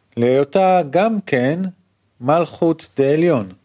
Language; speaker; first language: Hebrew; native; Hebrew